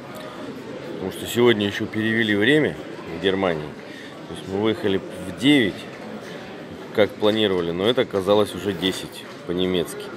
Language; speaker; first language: Russian; native; Russian